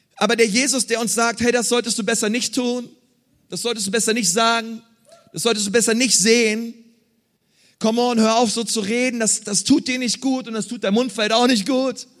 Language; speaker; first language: German; native; German